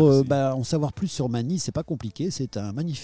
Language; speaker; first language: French; native; French